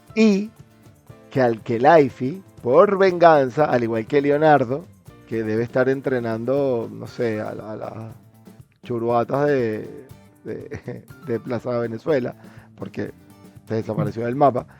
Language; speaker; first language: Spanish; native; Spanish